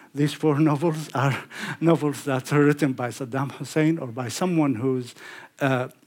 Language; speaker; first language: English; non-native, fluent; Arabic